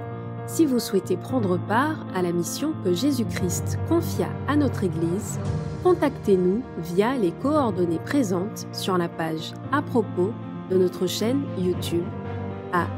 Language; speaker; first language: French; native; French